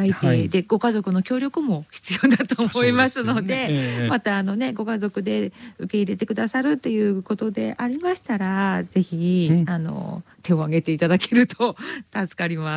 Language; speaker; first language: Japanese; native; Japanese